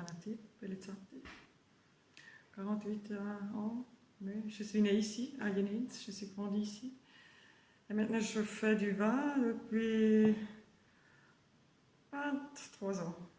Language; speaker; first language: French; non-native, learner; German